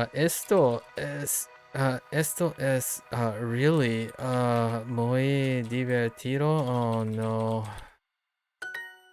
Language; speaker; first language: Spanish; non-native, learner; English